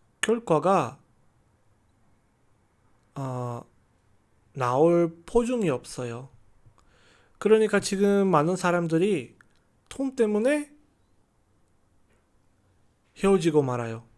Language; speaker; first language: Korean; non-native, learner; Chinese